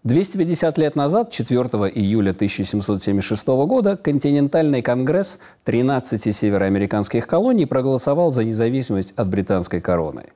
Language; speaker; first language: Russian; native; Russian